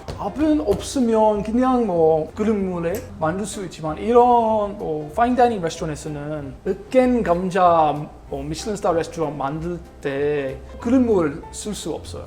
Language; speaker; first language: Korean; early bilingual, heritage; Korean